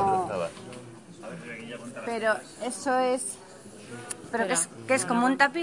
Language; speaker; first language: Spanish; native; Spanish